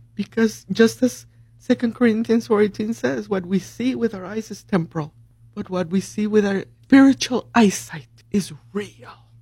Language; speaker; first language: English; early bilingual, other home language; Spanish